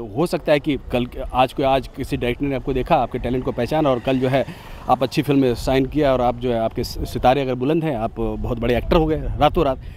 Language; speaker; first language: Hindi; native; Hindi